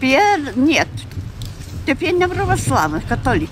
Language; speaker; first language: Russian; non-native, learner; Lithuanian